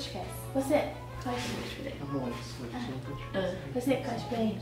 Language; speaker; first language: Portuguese; native; Portuguese